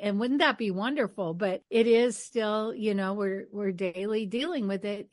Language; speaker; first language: English; native; English